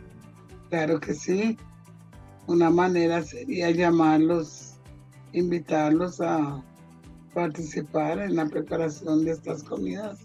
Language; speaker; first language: Spanish; non-native, local second language; Jamaican Creole English